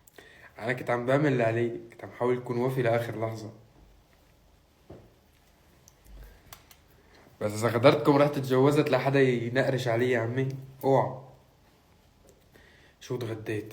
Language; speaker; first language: Arabic; native; Arabic